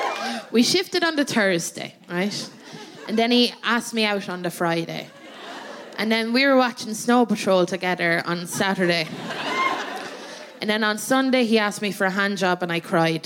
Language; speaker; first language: English; native; English